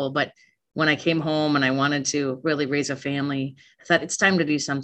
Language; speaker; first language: English; native; English